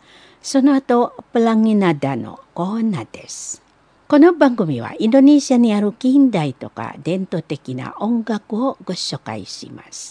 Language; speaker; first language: Japanese; non-native, learner; Indonesian